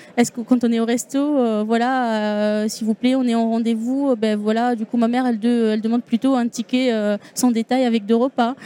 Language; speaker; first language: French; non-native, local second language; Arabic